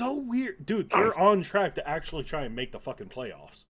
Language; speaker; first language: English; native; English